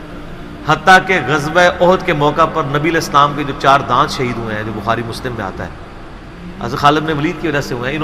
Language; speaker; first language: Urdu; non-native, local second language; Punjabi